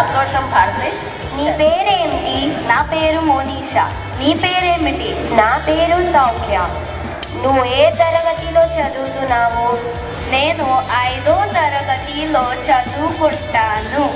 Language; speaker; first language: Telugu; native; Telugu